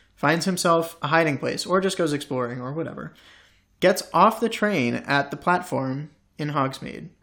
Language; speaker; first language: English; native; English